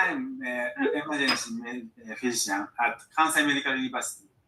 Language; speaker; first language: English; non-native, learner; Japanese